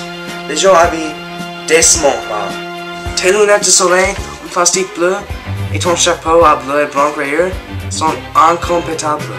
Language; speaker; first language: French; non-native, learner; English